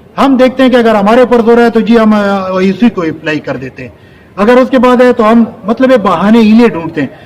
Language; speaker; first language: Urdu; non-native, local second language; Pashto